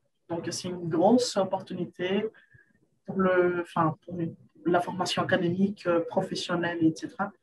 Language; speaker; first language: French; non-native, fluent; Portuguese